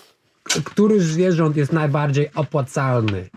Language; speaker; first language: Polish; non-native, fluent; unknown